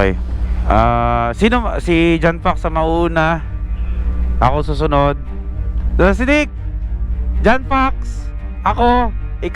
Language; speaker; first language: Filipino; native; Filipino